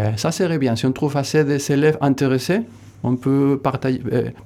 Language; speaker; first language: French; non-native, fluent; Spanish